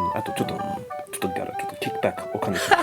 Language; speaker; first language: Japanese; non-native, learner; English